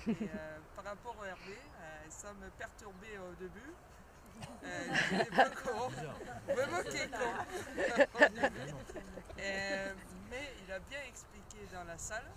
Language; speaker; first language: French; non-native, fluent; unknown